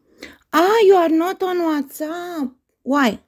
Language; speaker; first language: English; non-native, fluent; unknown